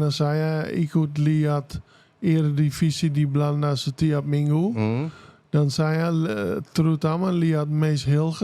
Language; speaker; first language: Indonesian; non-native, fluent; Dutch